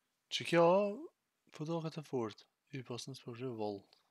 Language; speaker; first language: English; non-native, learner; Albanian